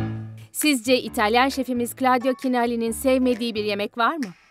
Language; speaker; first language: Turkish; native; Turkish